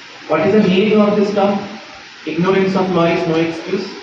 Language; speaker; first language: English; non-native, local second language; Telugu